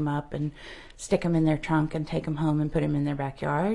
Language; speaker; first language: English; native; English